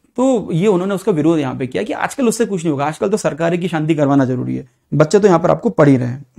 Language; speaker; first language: Hindi; native; Hindi